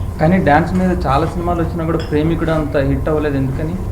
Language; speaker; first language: Telugu; native; Telugu